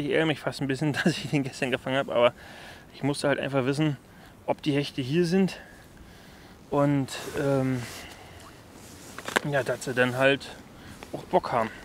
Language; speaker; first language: German; native; German